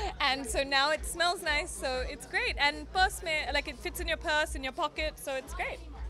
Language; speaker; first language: English; native; English